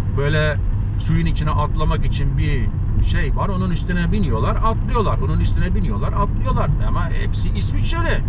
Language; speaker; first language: Turkish; native; Turkish